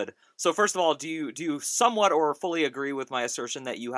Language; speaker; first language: English; native; English